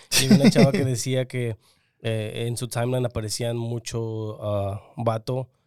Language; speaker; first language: Spanish; early bilingual, heritage; Spanish